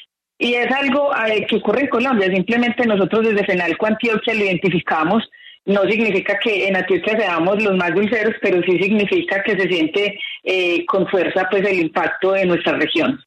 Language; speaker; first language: Spanish; native; Spanish